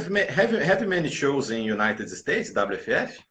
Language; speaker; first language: English; non-native, learner; Portuguese